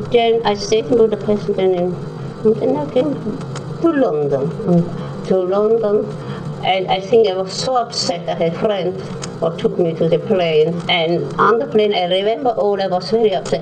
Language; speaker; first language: English; non-native, learner; German